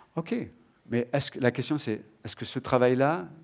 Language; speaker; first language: French; native; French